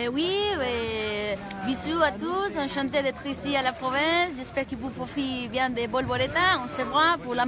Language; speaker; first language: French; non-native, learner; Galician